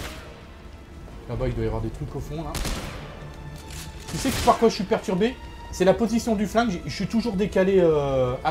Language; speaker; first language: French; native; French